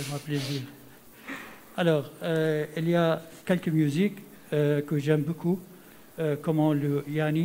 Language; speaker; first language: French; non-native, learner; Arabic